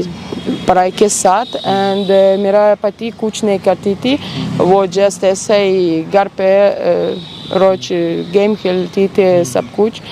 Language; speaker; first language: Hindi; non-native, learner; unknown